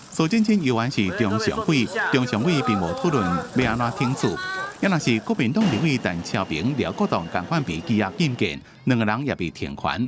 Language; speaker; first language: Chinese; native; Chinese